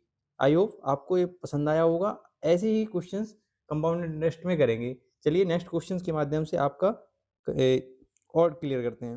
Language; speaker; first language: Hindi; native; Hindi